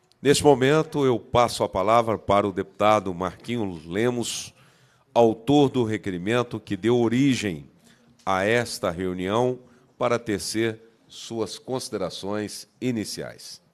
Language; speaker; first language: Portuguese; native; Portuguese